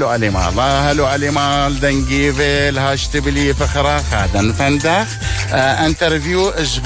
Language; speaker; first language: Dutch; non-native, learner; Arabic